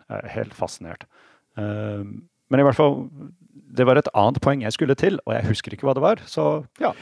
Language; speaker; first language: Norwegian; non-native, fluent; English